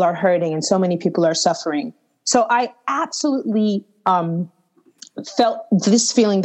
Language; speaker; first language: English; native; English